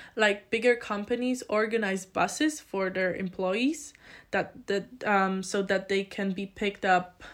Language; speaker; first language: English; non-native, fluent; Polish